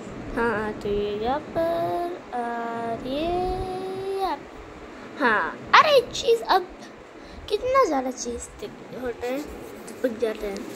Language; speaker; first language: Hindi; native; Hindi